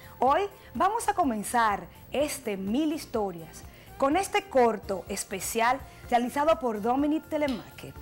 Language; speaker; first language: Spanish; native; Spanish